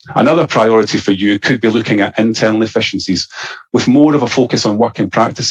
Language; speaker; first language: English; native; English